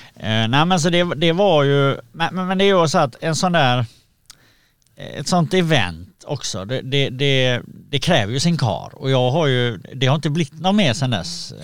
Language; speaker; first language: Swedish; native; Swedish